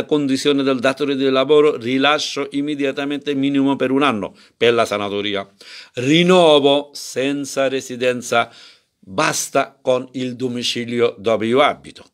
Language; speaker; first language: Italian; non-native, learner; Bangla